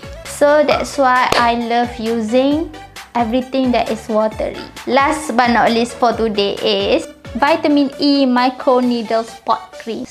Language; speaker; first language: English; non-native, local second language; Malay